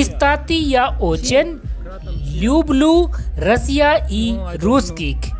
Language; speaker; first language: Russian; non-native, learner; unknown